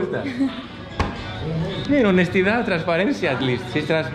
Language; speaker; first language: Spanish; non-native, learner; Greek